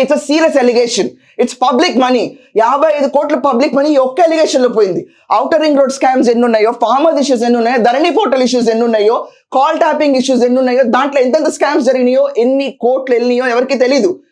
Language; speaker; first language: Telugu; native; Telugu